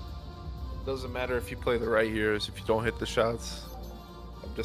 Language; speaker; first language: English; native; English